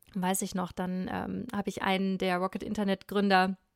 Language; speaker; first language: German; native; German